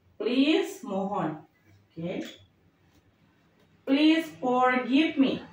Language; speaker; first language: English; non-native, learner; Indonesian